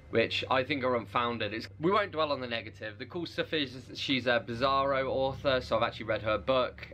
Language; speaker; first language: English; native; English